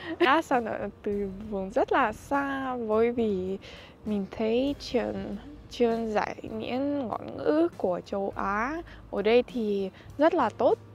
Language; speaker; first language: Vietnamese; non-native, fluent; Russian